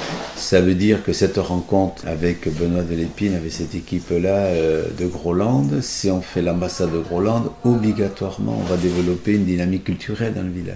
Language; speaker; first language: French; native; French